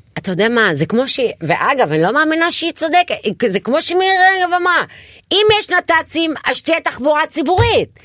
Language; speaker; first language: Hebrew; non-native, local second language; Arabic